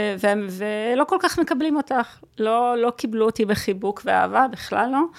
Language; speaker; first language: Hebrew; early bilingual, other home language; Russian